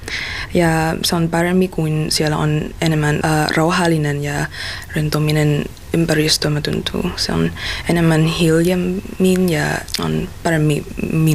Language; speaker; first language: Finnish; non-native, learner; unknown